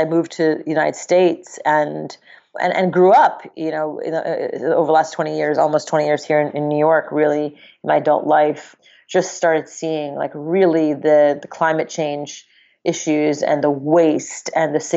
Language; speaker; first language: English; native; English